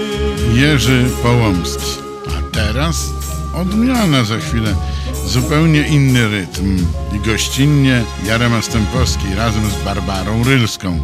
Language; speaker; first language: Polish; native; Polish